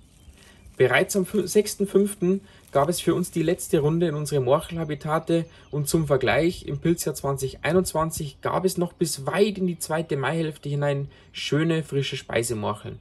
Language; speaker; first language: German; native; German